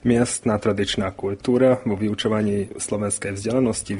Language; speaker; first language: Slovak; non-native, local second language; Hungarian